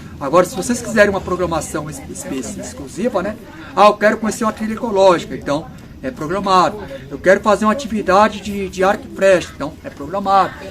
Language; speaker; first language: Portuguese; non-native, local second language; Guarani